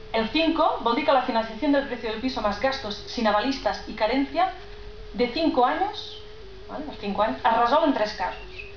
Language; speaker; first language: Spanish; non-native, local second language; Catalan